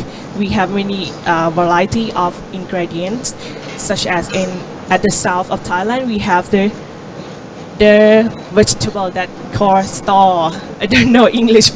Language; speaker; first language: English; non-native, learner; Thai